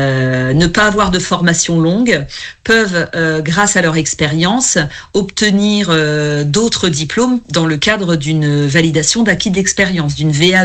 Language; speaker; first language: French; native; French